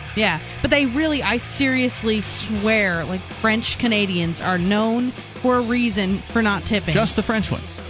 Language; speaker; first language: English; native; English